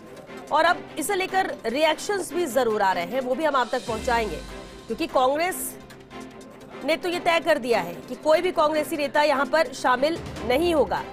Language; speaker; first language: Hindi; native; Hindi